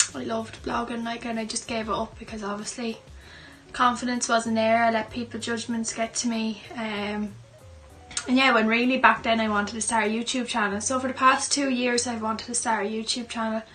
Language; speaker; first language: English; native; English